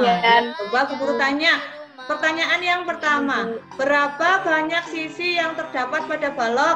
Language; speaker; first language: Indonesian; native; Indonesian